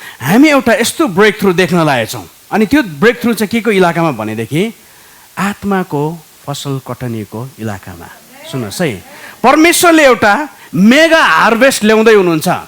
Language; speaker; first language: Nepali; native; Nepali